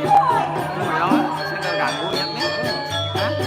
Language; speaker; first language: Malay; non-native, local second language; Balinese